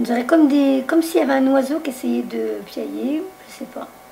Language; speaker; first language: French; native; French